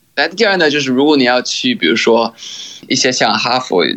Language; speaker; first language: Chinese; non-native, fluent; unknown